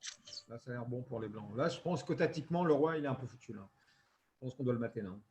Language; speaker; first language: French; native; French